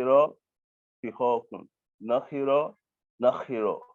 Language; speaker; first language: Arabic; non-native, learner; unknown